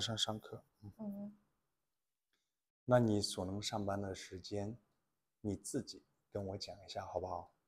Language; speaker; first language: Chinese; native; Chinese